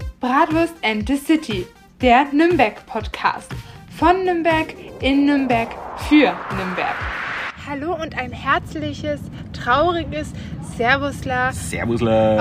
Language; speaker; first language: German; native; German